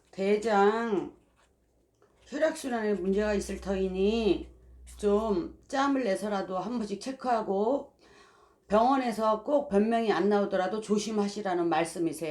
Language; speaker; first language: Korean; native; Korean